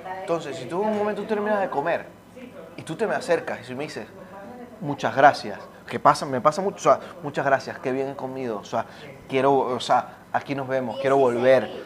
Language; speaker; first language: Spanish; native; Spanish